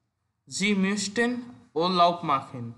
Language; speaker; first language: German; non-native, learner; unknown